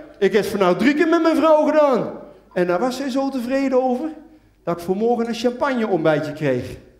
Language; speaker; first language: Dutch; native; Dutch